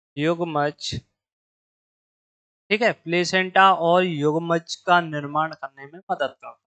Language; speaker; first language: Hindi; native; Hindi